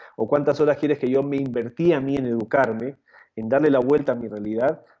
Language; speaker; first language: Spanish; native; Spanish